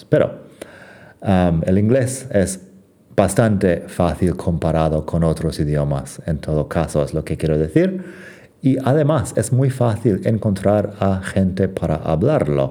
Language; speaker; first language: Spanish; non-native, fluent; English